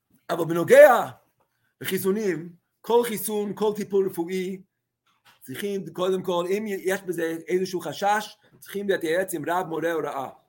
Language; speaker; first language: Hebrew; non-native, fluent; English